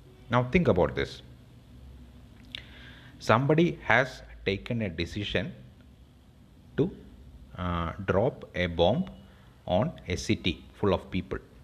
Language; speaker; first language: English; non-native, local second language; Malayalam